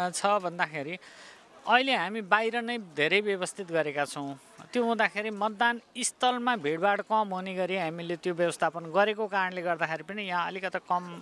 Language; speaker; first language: Nepali; native; Nepali